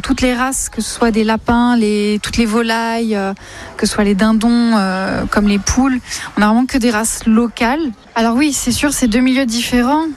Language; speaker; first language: French; native; French